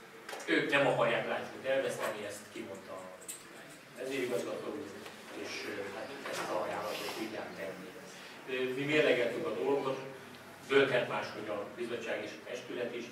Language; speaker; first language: Hungarian; native; Hungarian